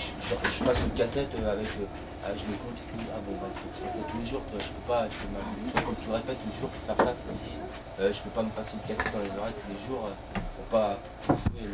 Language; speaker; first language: French; native; French